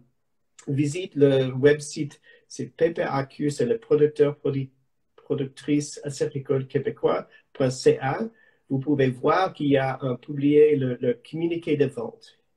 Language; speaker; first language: French; non-native, learner; English